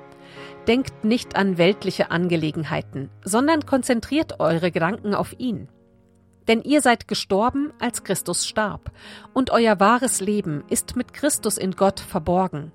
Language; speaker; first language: German; native; German